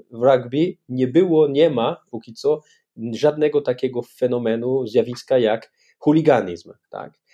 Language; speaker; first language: Polish; non-native, fluent; French